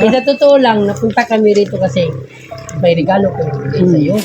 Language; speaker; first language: Filipino; non-native, local second language; Cebuano